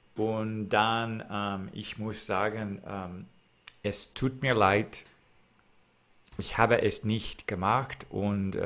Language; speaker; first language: German; non-native, learner; English